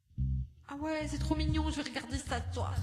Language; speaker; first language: French; native; French